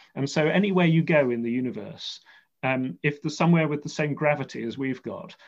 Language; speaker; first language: English; native; English